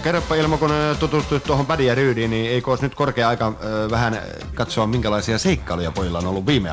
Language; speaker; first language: Finnish; native; Finnish